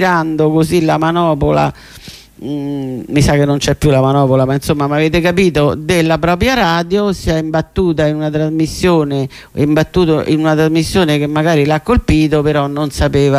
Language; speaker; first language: Italian; native; Italian